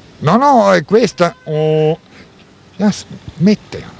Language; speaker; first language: Italian; non-native, learner; German